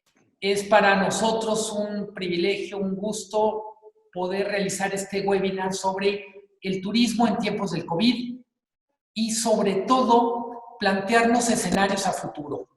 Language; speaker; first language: Spanish; native; Spanish